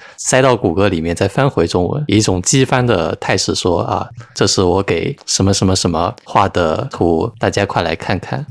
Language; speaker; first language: Chinese; native; Chinese